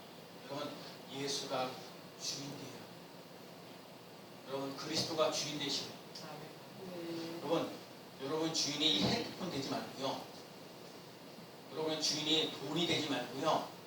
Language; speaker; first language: Korean; native; Korean